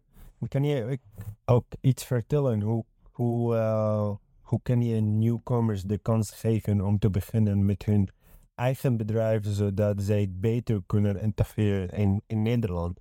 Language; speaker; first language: Dutch; non-native, learner; Arabic